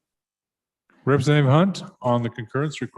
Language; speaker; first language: English; native; English